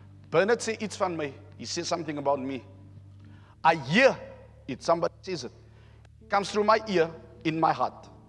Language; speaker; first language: English; non-native, local second language; Afrikaans